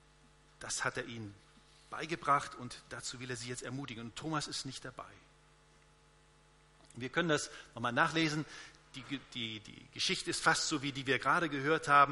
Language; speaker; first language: German; native; German